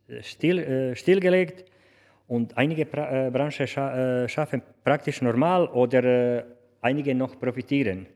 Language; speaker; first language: German; non-native, learner; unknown